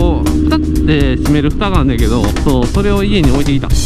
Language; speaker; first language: Japanese; native; Japanese